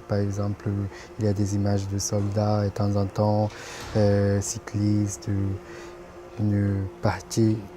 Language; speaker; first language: French; non-native, fluent; Japanese